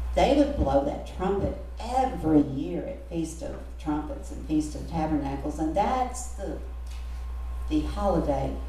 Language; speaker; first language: English; native; English